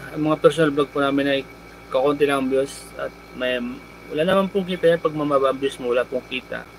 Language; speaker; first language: Filipino; native; Filipino